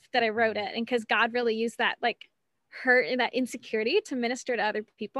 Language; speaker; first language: English; native; English